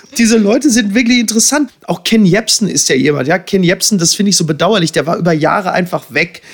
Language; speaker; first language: German; native; German